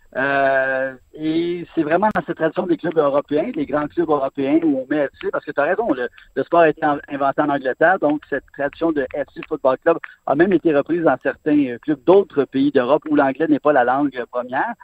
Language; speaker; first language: French; native; French